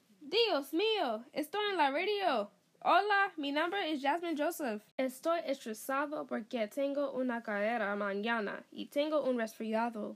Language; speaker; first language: Spanish; non-native, learner; English